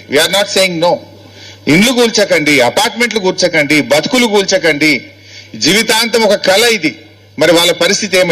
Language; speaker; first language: Telugu; native; Telugu